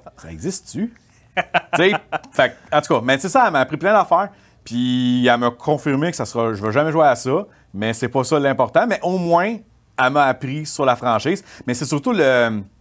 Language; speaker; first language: French; native; French